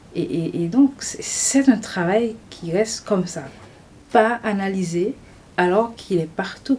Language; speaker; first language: French; non-native, local second language; Haitian Creole